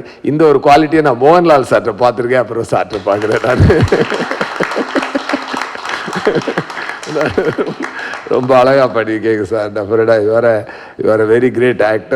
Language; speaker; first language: Tamil; native; Tamil